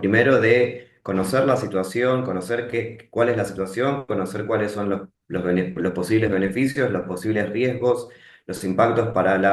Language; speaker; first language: Spanish; native; Spanish